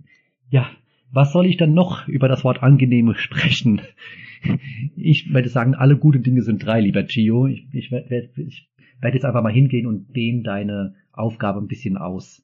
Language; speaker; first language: German; native; German